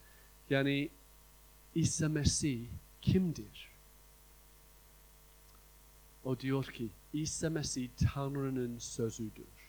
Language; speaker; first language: Turkish; non-native, fluent; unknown